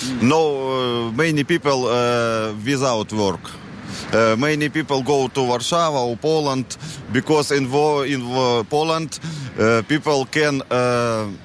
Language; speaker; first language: English; non-native, learner; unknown